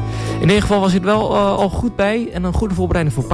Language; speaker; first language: Dutch; native; Dutch